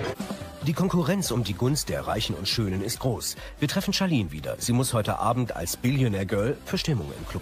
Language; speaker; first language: German; native; German